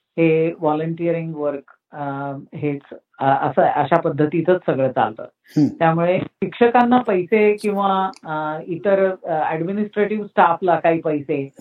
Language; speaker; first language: Marathi; native; Marathi